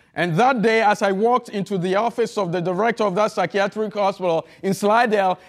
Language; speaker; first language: English; non-native, fluent; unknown